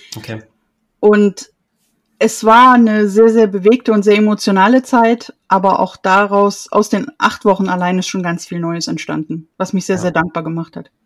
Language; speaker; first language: German; native; German